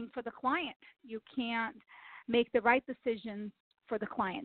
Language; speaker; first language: English; non-native, fluent; Portuguese